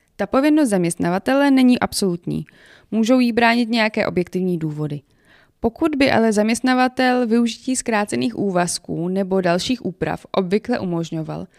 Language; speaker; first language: Czech; native; Czech